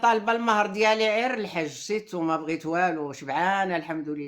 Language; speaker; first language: Arabic; native; Arabic